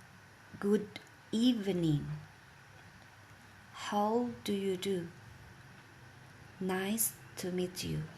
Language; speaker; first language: English; non-native, learner; Indonesian